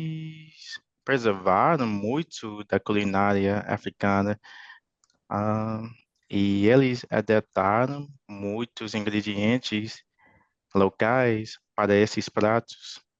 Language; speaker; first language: Portuguese; non-native, fluent; English